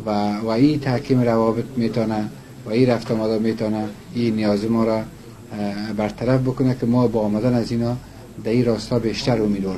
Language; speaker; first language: Persian; non-native, local second language; Uzbek